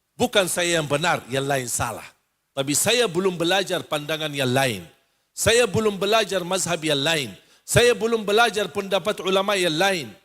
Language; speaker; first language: Malay; non-native, fluent; Arabic